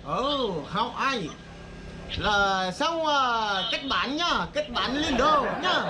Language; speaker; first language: Vietnamese; non-native, learner; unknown